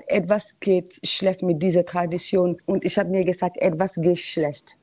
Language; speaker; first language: German; non-native, learner; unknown